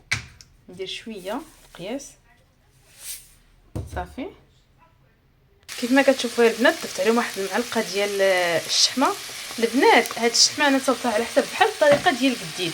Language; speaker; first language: Arabic; native; Arabic